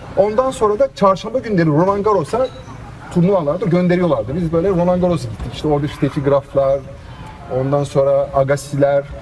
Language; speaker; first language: Turkish; native; Turkish